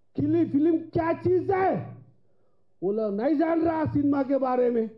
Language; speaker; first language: Hindi; non-native, local second language; Telugu